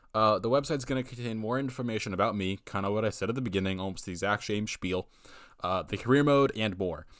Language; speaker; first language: English; native; English